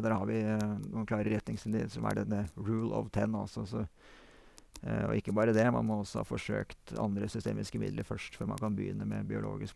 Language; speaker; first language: Norwegian; native; Norwegian